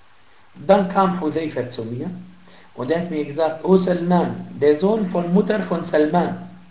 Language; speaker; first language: German; non-native, fluent; Arabic